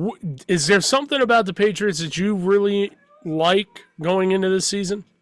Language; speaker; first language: English; native; English